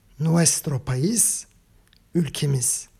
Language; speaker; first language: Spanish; non-native, learner; Turkish